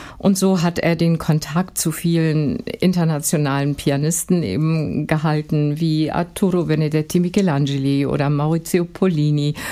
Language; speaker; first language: German; native; German